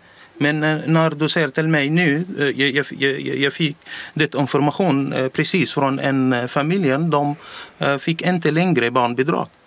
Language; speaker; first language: Swedish; non-native, learner; Arabic